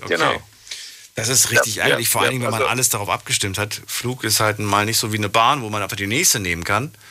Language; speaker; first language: German; native; German